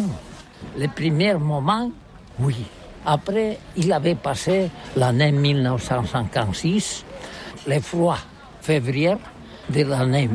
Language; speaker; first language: French; non-native, learner; Catalan